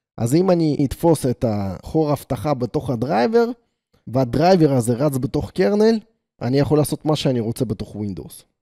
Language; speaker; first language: Hebrew; native; Hebrew